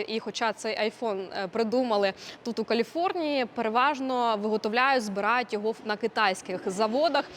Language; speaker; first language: Ukrainian; native; Ukrainian